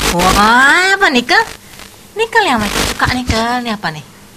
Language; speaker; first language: Indonesian; native; Indonesian